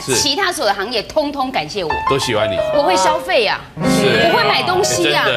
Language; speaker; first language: Chinese; native; Chinese